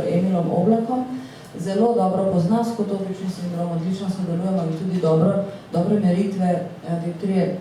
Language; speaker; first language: Slovenian; native; Slovenian